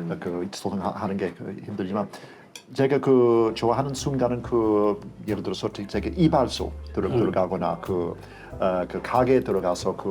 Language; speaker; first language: Korean; non-native, fluent; English